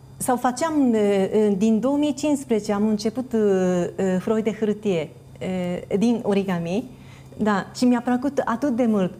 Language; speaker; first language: Romanian; non-native, fluent; Japanese